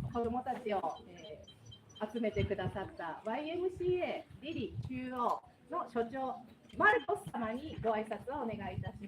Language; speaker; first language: Japanese; native; Japanese